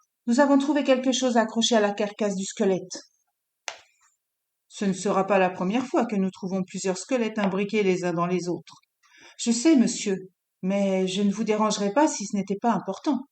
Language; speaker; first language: French; native; French